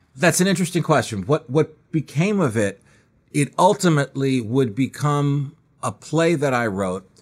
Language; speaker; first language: English; native; English